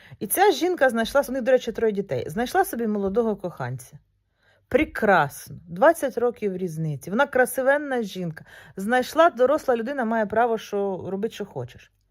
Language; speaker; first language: Ukrainian; non-native, local second language; Russian